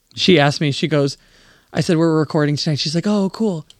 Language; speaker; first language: English; native; English